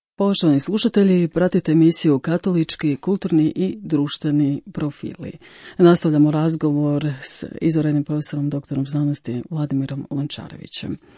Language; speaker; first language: Croatian; native; Croatian